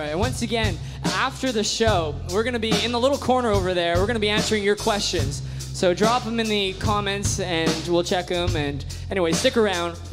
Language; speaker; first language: English; native; English